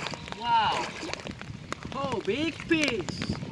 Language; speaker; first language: English; non-native, learner; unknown